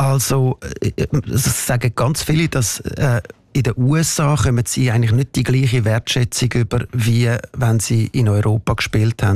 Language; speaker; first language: German; native; German